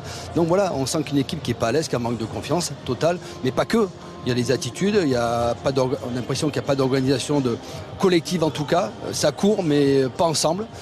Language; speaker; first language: French; native; French